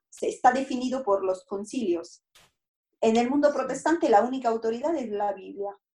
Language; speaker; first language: Spanish; non-native, fluent; Italian